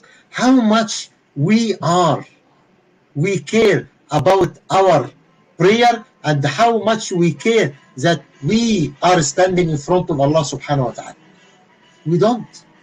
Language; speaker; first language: English; non-native, fluent; Arabic